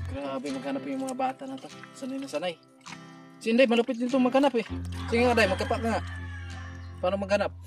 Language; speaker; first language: Filipino; non-native, local second language; Cebuano